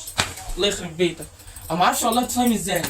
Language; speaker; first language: Arabic; native; Arabic